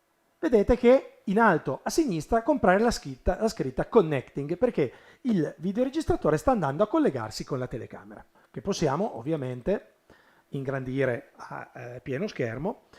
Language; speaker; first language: Italian; native; Italian